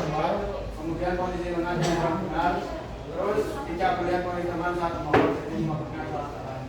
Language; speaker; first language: Indonesian; native; Indonesian